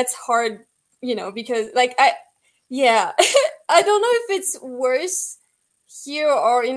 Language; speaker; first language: English; non-native, fluent; French